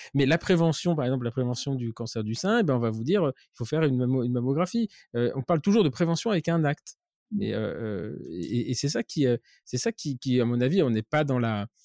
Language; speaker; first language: French; native; French